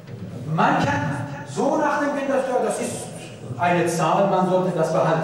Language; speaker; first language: German; non-native, fluent; Persian